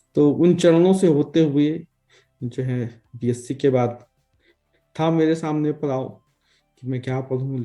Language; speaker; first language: Hindi; native; Hindi